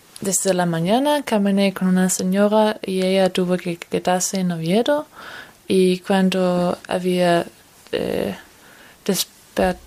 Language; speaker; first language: Spanish; non-native, fluent; Danish